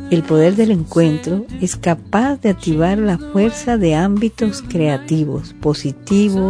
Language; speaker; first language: Spanish; native; Spanish